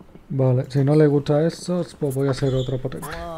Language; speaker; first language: Spanish; native; Spanish